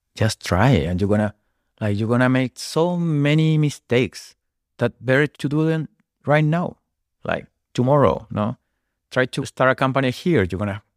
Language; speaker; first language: English; non-native, fluent; Spanish